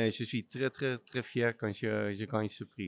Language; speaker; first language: French; non-native, learner; Dutch